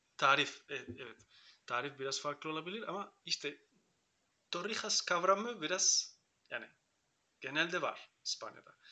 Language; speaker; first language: Turkish; non-native, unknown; Spanish